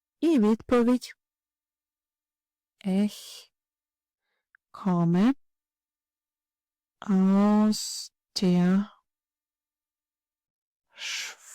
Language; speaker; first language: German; non-native, fluent; Ukrainian